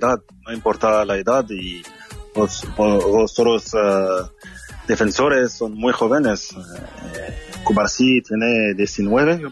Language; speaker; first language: Spanish; non-native, fluent; French